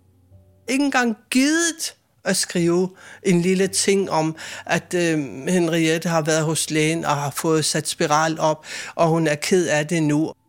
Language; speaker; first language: Swedish; non-native, fluent; Kalaallisut